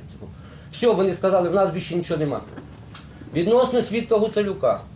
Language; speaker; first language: Ukrainian; native; Ukrainian